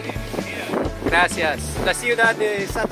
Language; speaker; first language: Spanish; non-native, learner; English